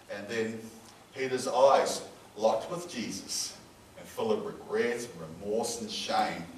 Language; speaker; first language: English; native; English